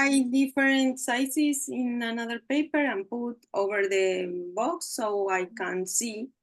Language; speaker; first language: English; non-native, learner; Spanish